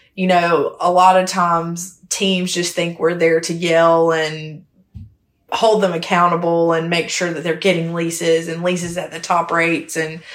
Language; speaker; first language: English; native; English